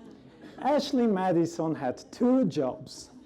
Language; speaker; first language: English; non-native, fluent; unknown